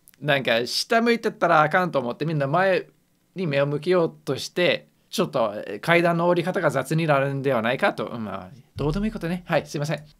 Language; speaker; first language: Japanese; non-native, fluent; Spanish